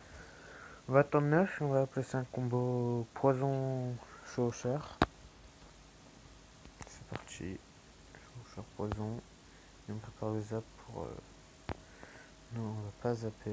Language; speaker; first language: French; native; French